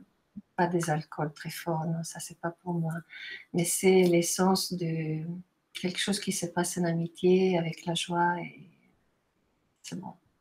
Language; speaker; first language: French; non-native, fluent; Italian